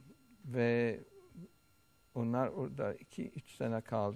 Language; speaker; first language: Turkish; early bilingual, heritage; Turkish